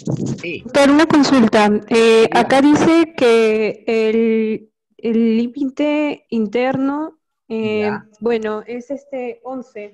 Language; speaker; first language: Spanish; native; Spanish